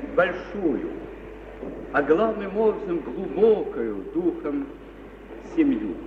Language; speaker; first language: Russian; native; Russian